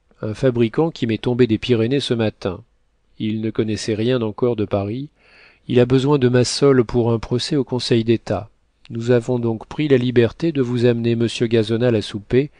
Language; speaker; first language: French; native; French